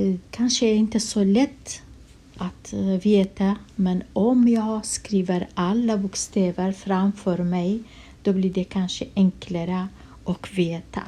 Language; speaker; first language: Swedish; non-native, fluent; Kurdish